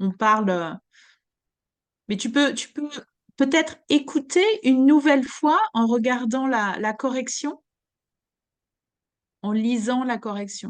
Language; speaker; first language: French; native; French